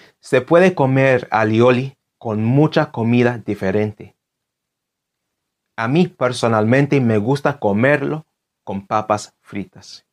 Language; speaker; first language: Spanish; non-native, fluent; English